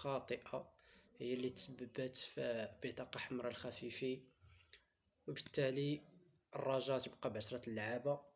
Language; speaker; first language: Arabic; native; Arabic